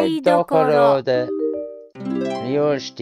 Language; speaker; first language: Japanese; non-native, learner; English